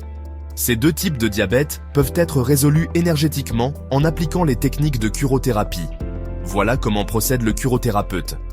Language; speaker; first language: French; native; French